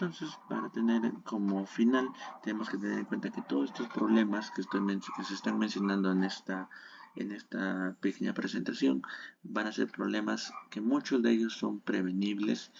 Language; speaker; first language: Spanish; native; Spanish